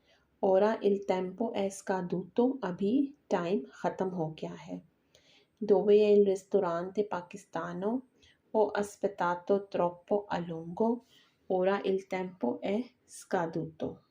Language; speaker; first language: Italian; non-native, learner; Urdu